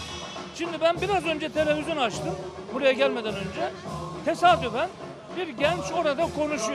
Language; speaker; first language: Turkish; native; Turkish